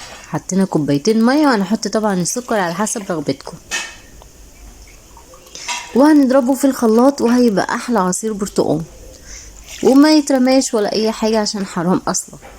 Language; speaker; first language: Arabic; native; Arabic